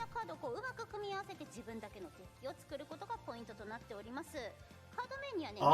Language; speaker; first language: Japanese; native; Japanese